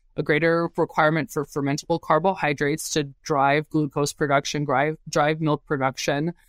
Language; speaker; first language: English; native; English